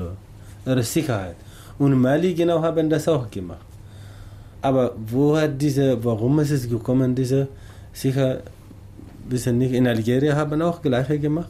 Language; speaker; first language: German; non-native, learner; Tamasheq